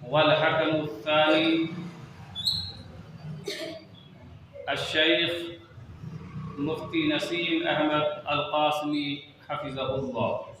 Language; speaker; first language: Arabic; non-native, fluent; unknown